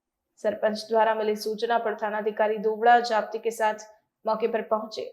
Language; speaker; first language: Hindi; native; Hindi